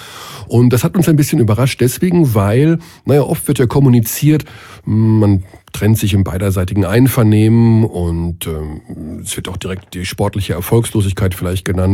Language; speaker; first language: German; native; German